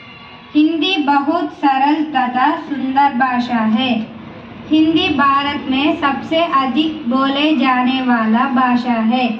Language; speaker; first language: Hindi; non-native, local second language; Telugu